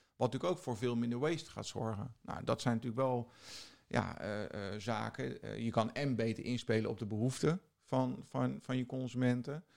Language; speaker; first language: Dutch; native; Dutch